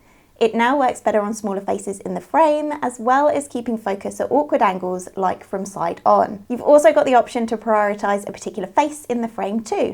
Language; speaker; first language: English; native; English